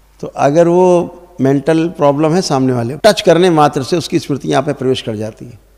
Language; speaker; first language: Hindi; native; Hindi